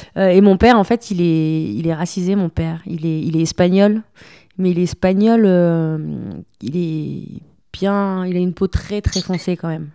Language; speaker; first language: French; early bilingual, other home language; Spanish